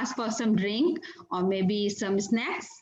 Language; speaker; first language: English; non-native, learner; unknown